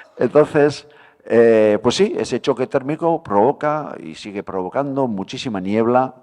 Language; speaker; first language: Spanish; native; Spanish